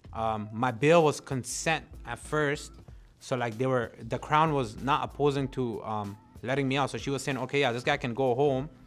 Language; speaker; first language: English; non-native, fluent; Punjabi